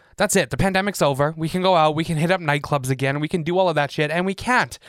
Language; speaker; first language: English; native; English